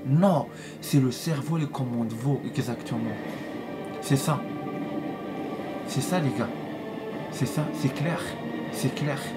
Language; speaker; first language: French; non-native, learner; Arabic